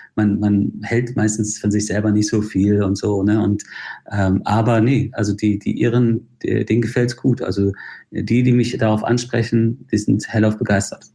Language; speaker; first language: German; non-native, fluent; English